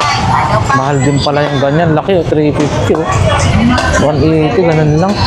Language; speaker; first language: Filipino; native; Filipino